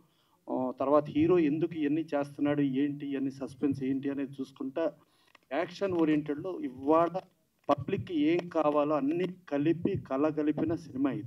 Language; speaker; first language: Telugu; native; Telugu